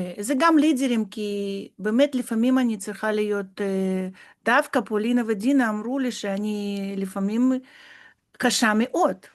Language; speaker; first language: Hebrew; non-native, fluent; Russian